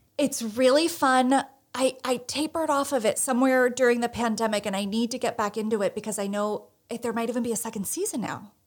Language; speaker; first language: English; native; English